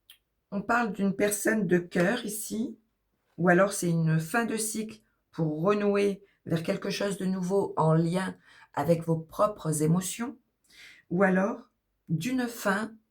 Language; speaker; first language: French; native; French